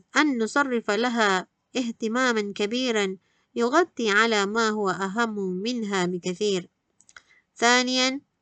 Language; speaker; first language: Arabic; non-native, fluent; Malay